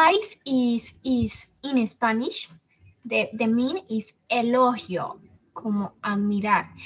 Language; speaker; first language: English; non-native, learner; Spanish